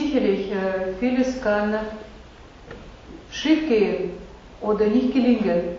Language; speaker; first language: German; non-native, fluent; Russian